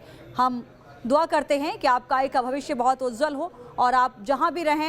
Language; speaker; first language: Hindi; native; Hindi